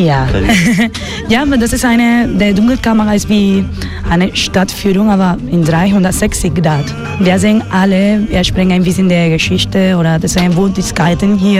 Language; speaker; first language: German; non-native, learner; Spanish